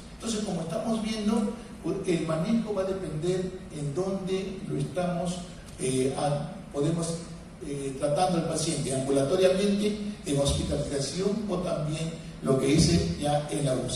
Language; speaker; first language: Spanish; native; Spanish